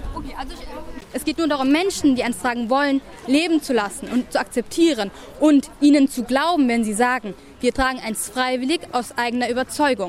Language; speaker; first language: German; native; German